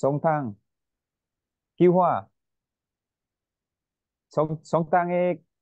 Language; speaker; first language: Korean; non-native, learner; Vietnamese